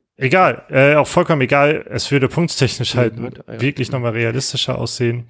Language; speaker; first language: German; native; German